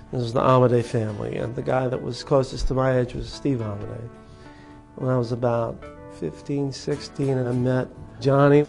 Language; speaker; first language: English; native; English